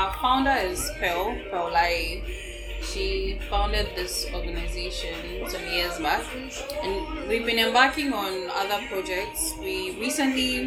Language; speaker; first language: English; non-native, local second language; Ewe